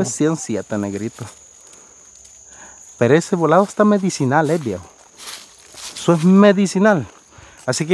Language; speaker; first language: Spanish; native; Spanish